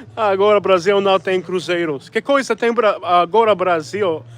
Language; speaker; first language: Portuguese; non-native, learner; Spanish